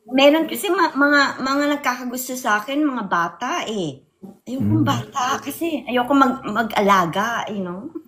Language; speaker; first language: Filipino; early bilingual, heritage; Filipino